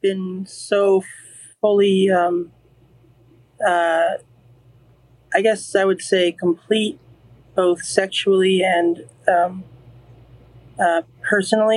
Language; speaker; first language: English; native; English